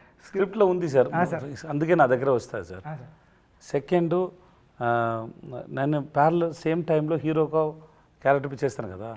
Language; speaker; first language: Telugu; non-native, learner; Tamil